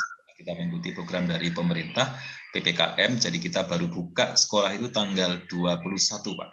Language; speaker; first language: Indonesian; native; Indonesian